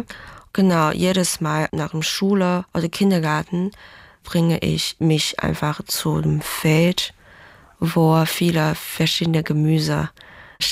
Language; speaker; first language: German; early bilingual, other home language; Chinese